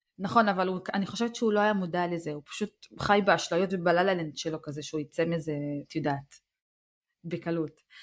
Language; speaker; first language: Hebrew; non-native, local second language; Arabic